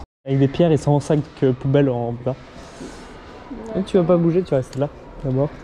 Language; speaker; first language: French; native; French